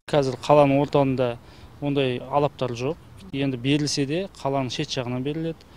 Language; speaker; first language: Kazakh; native; Kazakh